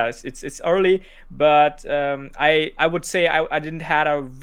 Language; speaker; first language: English; non-native, local second language; Urdu